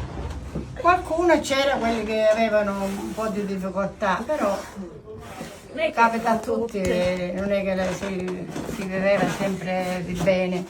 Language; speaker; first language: Italian; native; Italian